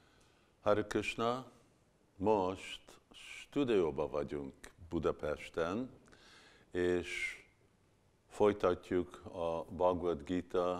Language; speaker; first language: Hungarian; early bilingual, heritage; Hungarian